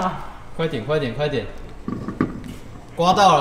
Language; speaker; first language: Chinese; native; Chinese